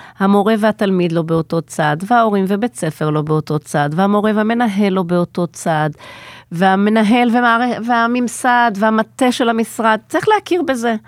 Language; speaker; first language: Hebrew; native; Hebrew